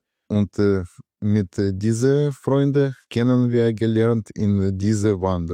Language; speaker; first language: German; non-native, learner; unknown